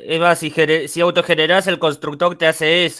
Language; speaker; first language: Spanish; native; Spanish